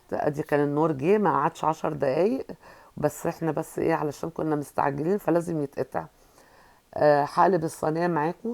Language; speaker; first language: Arabic; native; Arabic